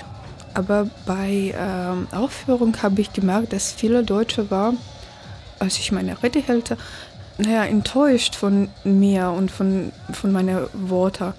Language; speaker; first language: German; non-native, fluent; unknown